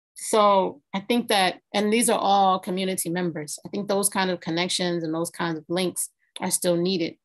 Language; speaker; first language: English; native; English